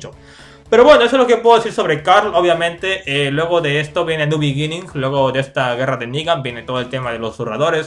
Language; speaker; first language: Spanish; native; Spanish